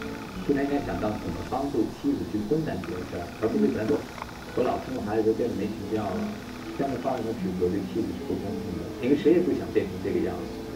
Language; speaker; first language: Chinese; native; Chinese